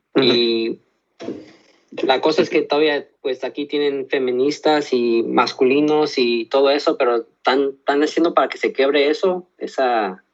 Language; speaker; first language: Spanish; early bilingual, heritage; Spanish